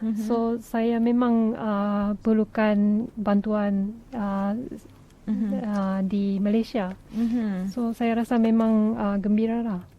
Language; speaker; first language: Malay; non-native, fluent; Japanese